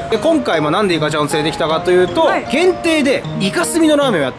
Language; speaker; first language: Japanese; native; Japanese